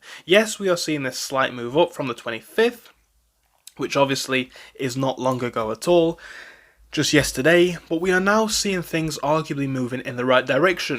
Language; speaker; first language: English; native; English